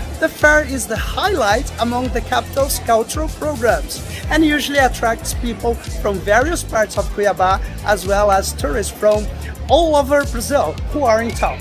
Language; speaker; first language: English; non-native, fluent; Portuguese